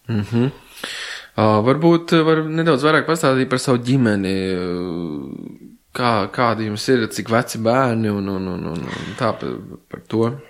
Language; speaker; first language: Latvian; native; Latvian